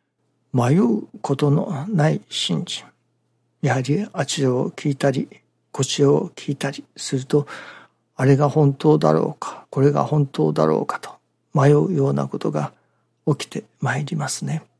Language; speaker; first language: Japanese; native; Japanese